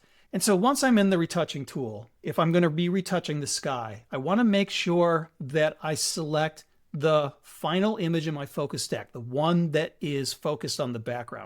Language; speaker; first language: English; native; English